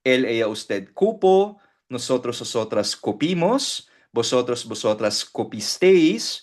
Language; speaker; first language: Spanish; non-native, fluent; Filipino